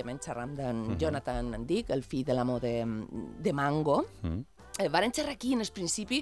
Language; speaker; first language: Catalan; native; Catalan